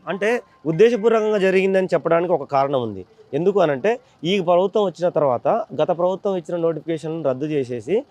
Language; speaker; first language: Telugu; native; Telugu